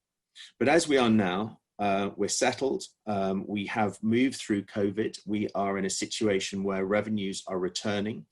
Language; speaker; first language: English; native; English